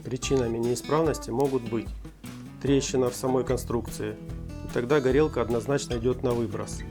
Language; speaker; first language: Russian; native; Russian